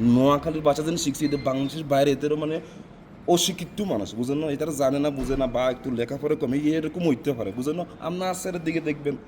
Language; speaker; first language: Bangla; non-native, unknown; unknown